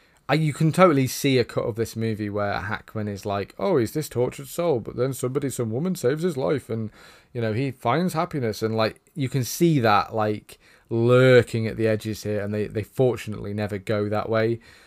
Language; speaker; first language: English; native; English